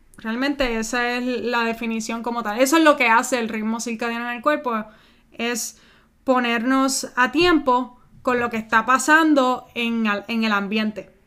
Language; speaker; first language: Spanish; early bilingual, heritage; Spanish